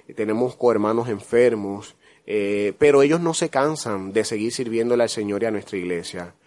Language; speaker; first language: Spanish; native; Spanish